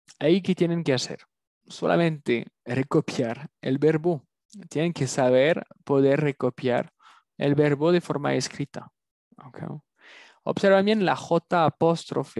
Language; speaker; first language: Spanish; non-native, fluent; French